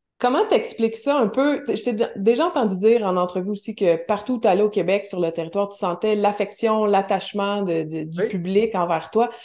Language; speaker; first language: French; native; French